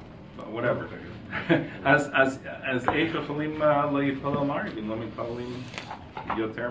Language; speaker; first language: Hebrew; non-native, fluent; English